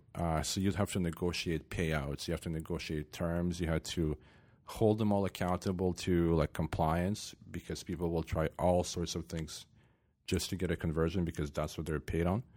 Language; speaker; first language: English; non-native, fluent; Ukrainian